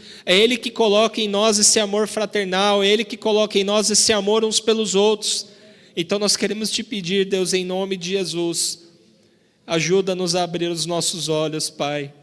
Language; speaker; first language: Portuguese; native; Portuguese